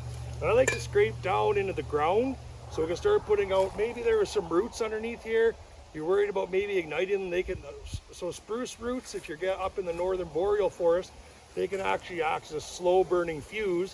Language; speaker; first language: English; native; English